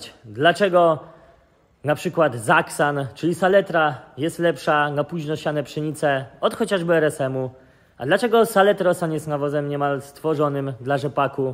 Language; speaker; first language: Polish; native; Polish